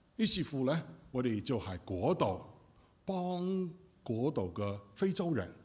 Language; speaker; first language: Cantonese; non-native, fluent; Chinese